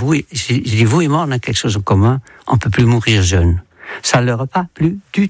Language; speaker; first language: French; non-native, fluent; Dutch